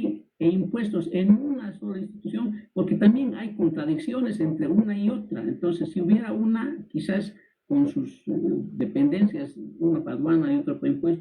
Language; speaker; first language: Spanish; native; Spanish